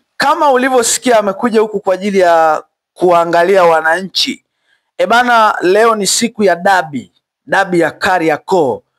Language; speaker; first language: Swahili; native; Swahili